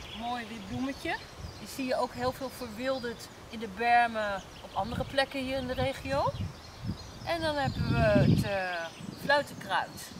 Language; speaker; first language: Dutch; native; Dutch